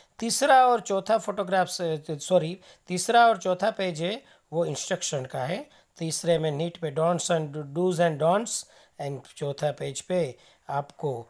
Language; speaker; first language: Hindi; non-native, local second language; Gujarati